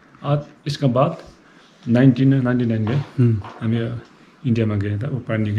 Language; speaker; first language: Hindi; non-native, fluent; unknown